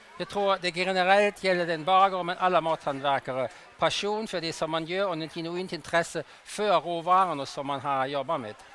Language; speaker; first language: Swedish; non-native, fluent; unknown